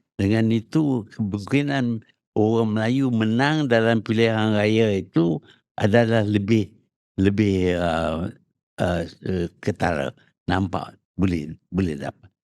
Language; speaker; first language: Malay; native; Malay